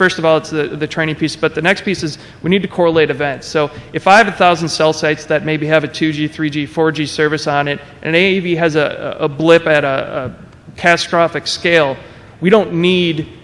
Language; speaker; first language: English; native; English